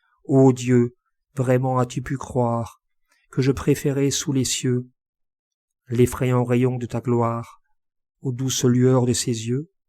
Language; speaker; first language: French; native; French